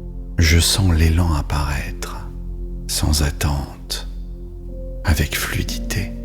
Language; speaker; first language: French; native; French